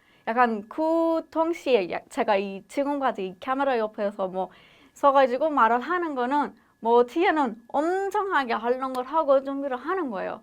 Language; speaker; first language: Korean; non-native, fluent; Persian